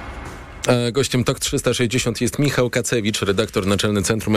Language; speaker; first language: Polish; native; Polish